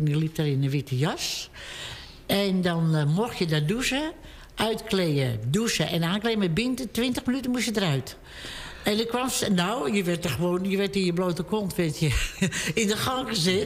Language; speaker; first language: Dutch; native; Dutch